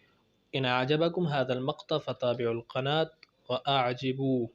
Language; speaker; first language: Arabic; non-native, fluent; Urdu